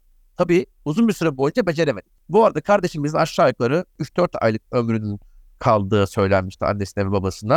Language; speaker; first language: Turkish; native; Turkish